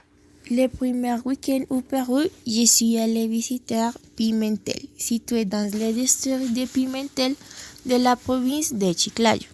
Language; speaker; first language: French; non-native, learner; Spanish